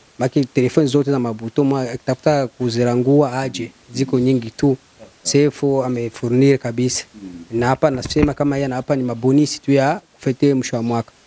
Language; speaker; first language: Swahili; native; Swahili